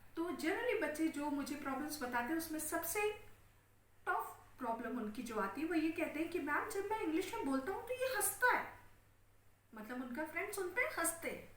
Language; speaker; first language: Hindi; native; Hindi